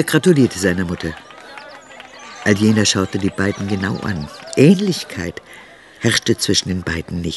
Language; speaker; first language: German; native; German